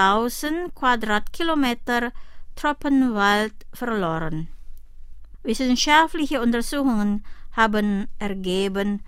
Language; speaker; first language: German; non-native, fluent; Indonesian